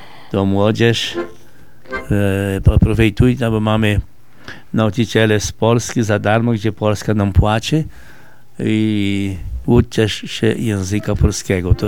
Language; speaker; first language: Polish; early bilingual, heritage; Polish